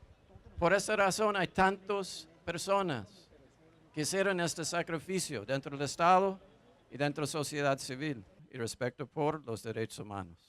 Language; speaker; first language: Spanish; non-native, fluent; English